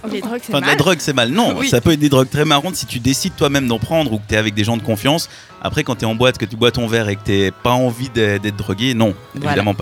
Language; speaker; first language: French; native; French